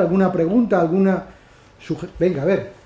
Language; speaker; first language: Spanish; native; Spanish